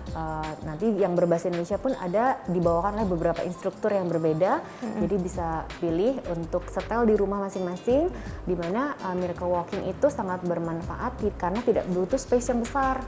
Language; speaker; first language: Indonesian; native; Indonesian